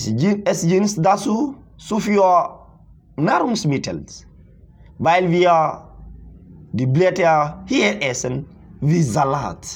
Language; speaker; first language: German; non-native, fluent; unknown